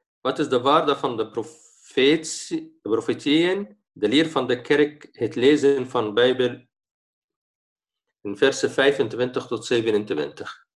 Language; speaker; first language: Dutch; non-native, fluent; Arabic